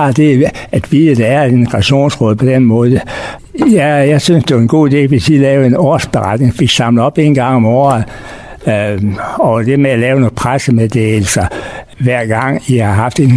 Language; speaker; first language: Danish; native; Danish